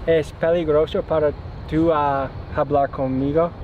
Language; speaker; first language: Spanish; non-native, learner; English